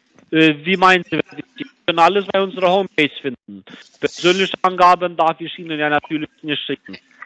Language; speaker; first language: German; non-native, fluent; Albanian